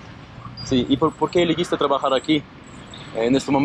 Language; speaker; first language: Spanish; non-native, learner; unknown